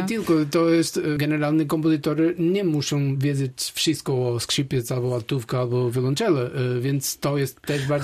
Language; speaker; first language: Polish; non-native, learner; Portuguese